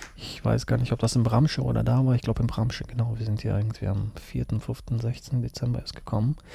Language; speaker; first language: German; early bilingual, other home language; Russian